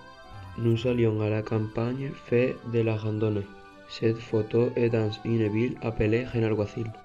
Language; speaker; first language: French; non-native, learner; Spanish